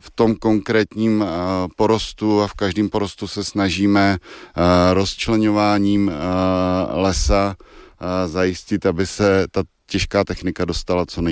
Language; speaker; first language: Czech; native; Czech